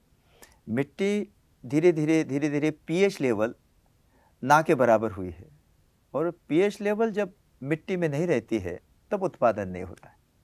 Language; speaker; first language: Hindi; native; Hindi